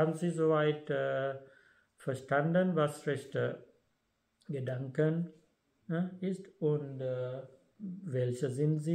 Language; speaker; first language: German; non-native, fluent; Sinhala